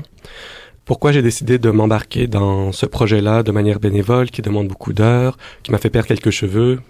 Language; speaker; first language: French; native; French